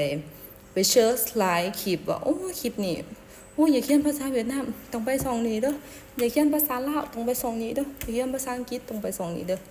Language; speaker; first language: Thai; non-native, local second language; Lao